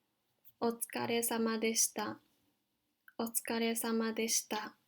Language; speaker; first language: Japanese; non-native, fluent; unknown